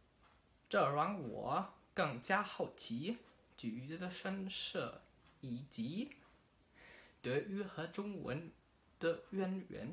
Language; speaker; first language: Chinese; non-native, learner; German